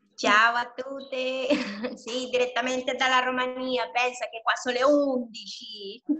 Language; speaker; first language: Italian; non-native, fluent; Romanian